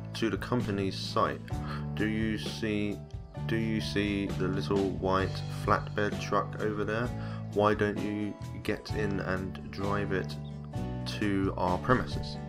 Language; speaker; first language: English; native; English